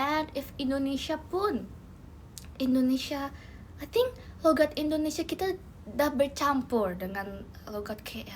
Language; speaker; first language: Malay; non-native, learner; Indonesian